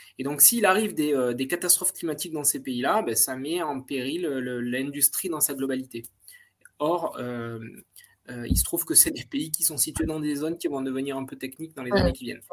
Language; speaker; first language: French; native; French